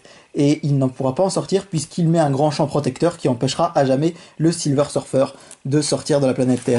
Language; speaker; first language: French; native; French